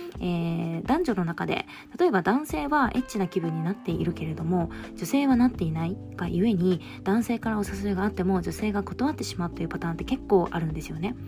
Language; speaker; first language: Japanese; native; Japanese